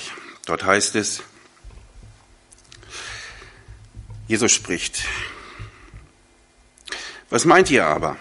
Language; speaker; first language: German; native; German